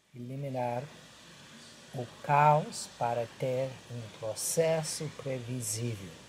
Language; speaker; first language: Portuguese; non-native, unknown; English